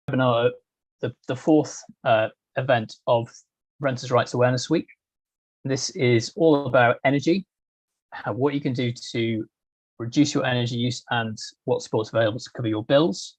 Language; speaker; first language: English; native; English